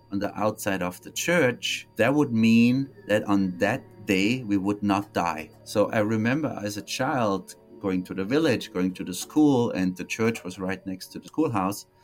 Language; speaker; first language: English; non-native, fluent; German